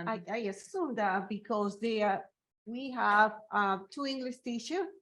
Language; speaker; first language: English; non-native, learner; Spanish